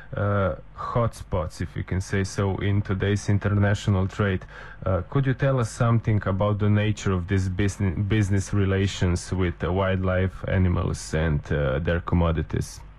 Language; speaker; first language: English; non-native, fluent; Slovenian